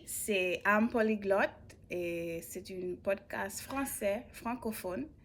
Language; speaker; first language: French; non-native, learner; English